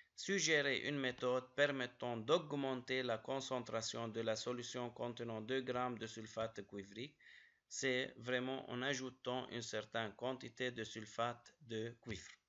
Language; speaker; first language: French; non-native, local second language; Arabic